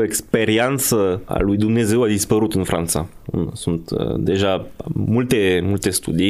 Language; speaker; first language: Romanian; non-native, fluent; French